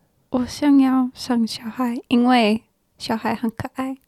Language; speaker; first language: Chinese; non-native, learner; English